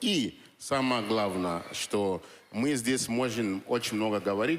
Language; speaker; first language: Russian; non-native, fluent; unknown